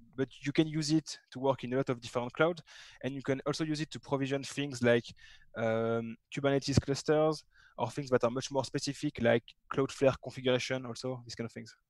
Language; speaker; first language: English; non-native, fluent; French